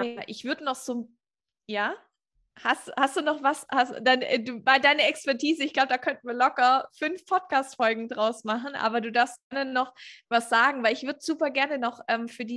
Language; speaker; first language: German; native; German